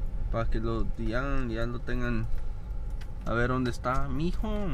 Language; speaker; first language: Spanish; early bilingual, heritage; Spanish